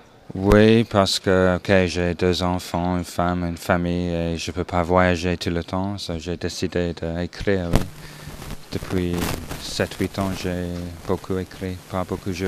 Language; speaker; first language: French; non-native, learner; English